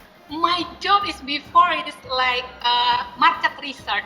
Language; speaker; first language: English; non-native, learner; Indonesian